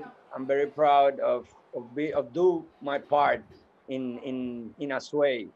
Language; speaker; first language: English; non-native, fluent; Spanish